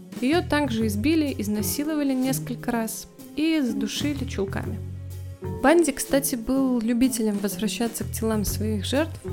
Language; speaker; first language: Russian; native; Russian